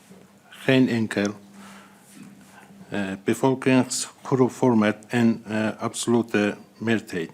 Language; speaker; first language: Dutch; non-native, fluent; Azerbaijani